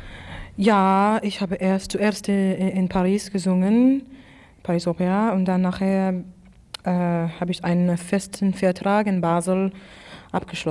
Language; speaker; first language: German; non-native, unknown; English